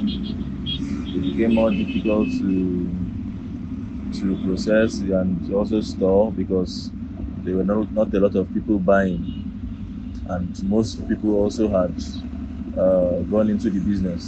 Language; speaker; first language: English; non-native, local second language; Igbo